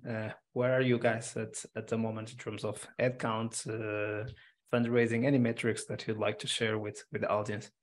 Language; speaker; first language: English; non-native, fluent; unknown